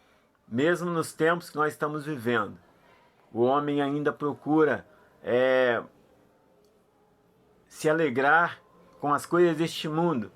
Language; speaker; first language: Portuguese; native; Portuguese